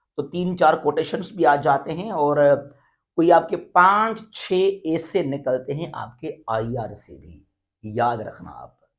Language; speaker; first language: Urdu; non-native, local second language; Sindhi